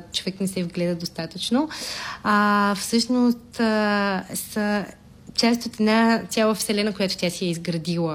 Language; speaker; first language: Bulgarian; native; Bulgarian